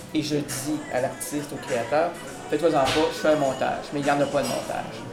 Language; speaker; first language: French; native; French